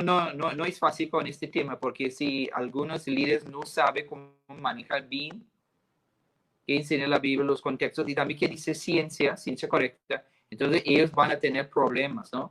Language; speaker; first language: Spanish; non-native, fluent; English